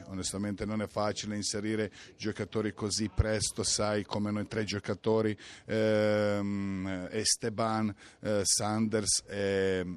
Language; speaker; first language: Italian; non-native, fluent; Croatian